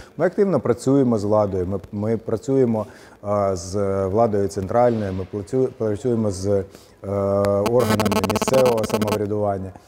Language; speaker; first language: Ukrainian; native; Ukrainian